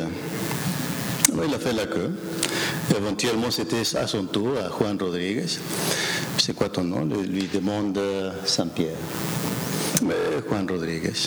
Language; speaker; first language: French; non-native, fluent; Spanish